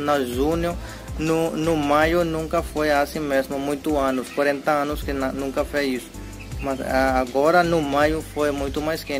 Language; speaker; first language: Portuguese; non-native, learner; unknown